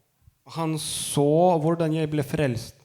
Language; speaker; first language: Norwegian; non-native, fluent; Lithuanian